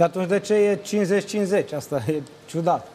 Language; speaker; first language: Romanian; native; Romanian